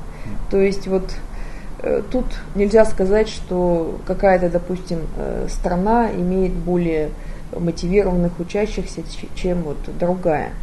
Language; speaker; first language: Russian; native; Russian